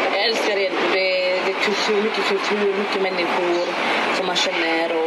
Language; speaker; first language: Swedish; early bilingual, other home language; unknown